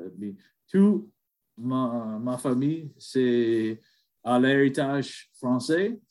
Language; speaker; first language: French; non-native, learner; English